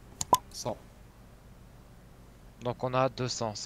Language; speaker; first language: French; native; French